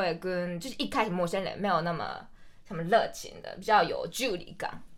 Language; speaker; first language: Chinese; non-native, learner; Japanese